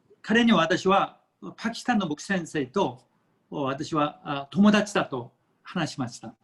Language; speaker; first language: Japanese; non-native, fluent; Korean